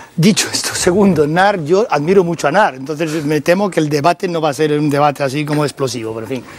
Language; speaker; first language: Spanish; early bilingual, other home language; French